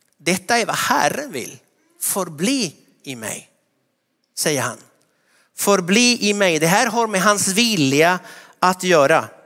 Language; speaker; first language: Swedish; non-native, fluent; Spanish